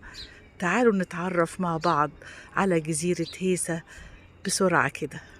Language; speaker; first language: Arabic; native; Arabic